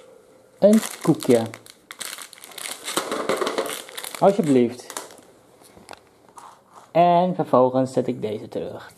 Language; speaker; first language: Dutch; non-native, local second language; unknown